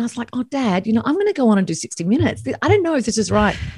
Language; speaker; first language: English; native; English